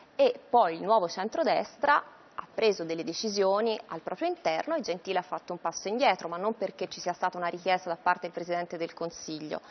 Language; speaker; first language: Italian; native; Italian